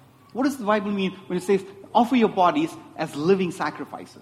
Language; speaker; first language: English; non-native, local second language; Tamil